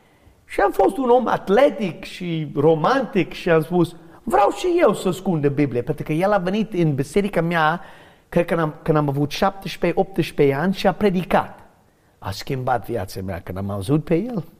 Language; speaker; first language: Romanian; non-native, learner; English